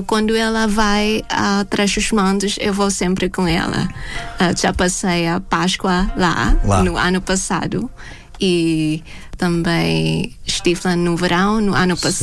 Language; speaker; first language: Portuguese; non-native, fluent; Thai